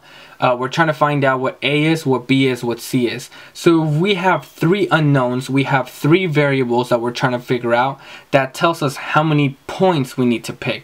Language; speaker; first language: English; native; English